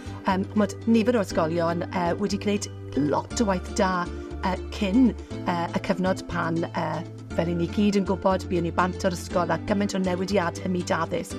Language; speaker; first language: Welsh; native; Welsh